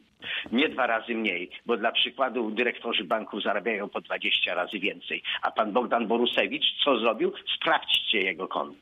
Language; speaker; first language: Polish; native; Polish